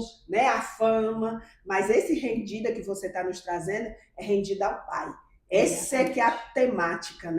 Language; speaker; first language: Portuguese; native; Portuguese